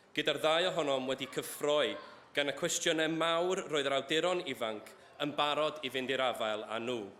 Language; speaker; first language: Welsh; native; Welsh